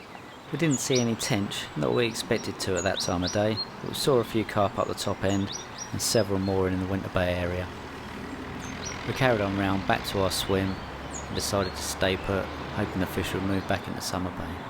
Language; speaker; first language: English; native; English